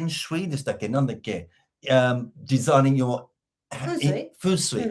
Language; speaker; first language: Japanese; non-native, fluent; English